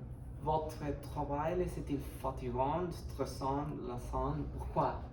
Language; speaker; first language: French; non-native, learner; Spanish